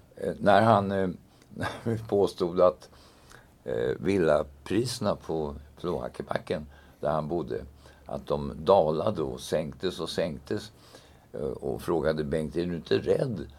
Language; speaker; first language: Swedish; native; Swedish